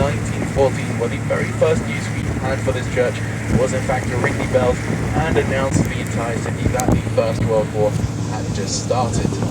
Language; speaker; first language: English; non-native, fluent; Swedish